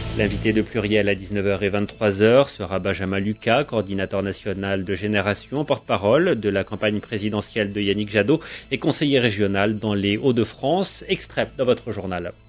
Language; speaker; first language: French; native; French